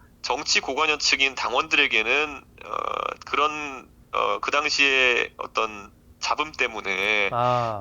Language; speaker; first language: Korean; native; Korean